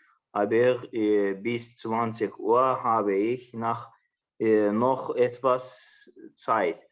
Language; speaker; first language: German; non-native, learner; Azerbaijani